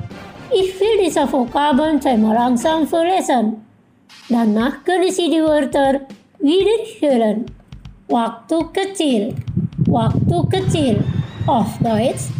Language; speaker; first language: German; non-native, fluent; Indonesian